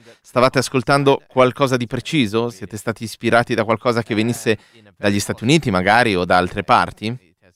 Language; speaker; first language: Italian; native; Italian